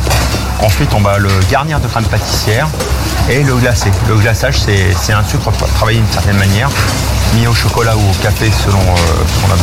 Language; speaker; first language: French; native; French